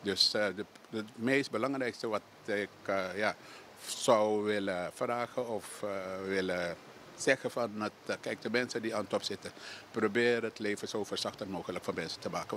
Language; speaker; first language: Dutch; native; Dutch